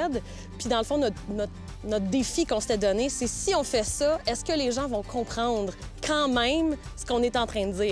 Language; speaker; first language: French; native; French